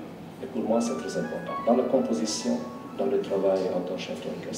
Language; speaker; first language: French; non-native, fluent; Hungarian